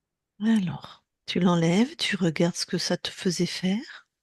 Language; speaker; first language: French; native; French